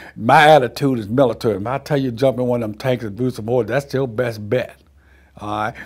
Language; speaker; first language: English; native; English